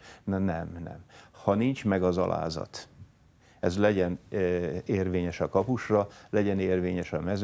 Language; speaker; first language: Hungarian; native; Hungarian